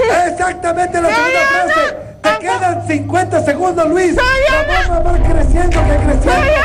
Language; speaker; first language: Spanish; native; Spanish